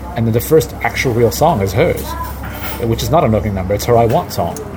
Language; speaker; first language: English; early bilingual, other home language; Arabic